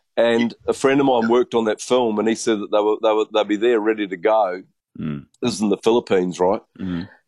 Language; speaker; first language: English; native; English